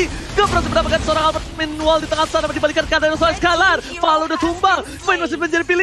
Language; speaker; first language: Indonesian; native; Indonesian